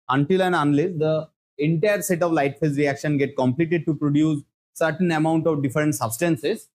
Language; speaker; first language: English; non-native, local second language; Bangla